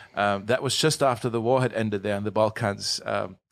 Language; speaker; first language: English; non-native, fluent; German